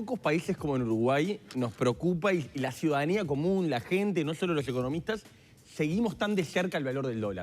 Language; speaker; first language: Spanish; native; Spanish